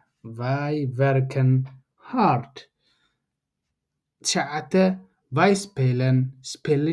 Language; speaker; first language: Dutch; non-native, learner; Tigrinya